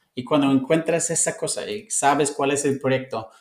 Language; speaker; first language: Spanish; non-native, fluent; English